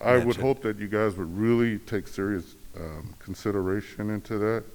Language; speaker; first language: English; native; English